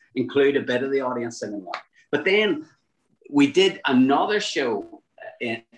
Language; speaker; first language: English; native; English